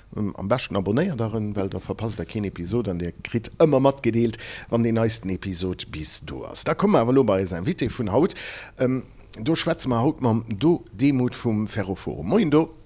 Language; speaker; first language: Luxembourgish; native; Luxembourgish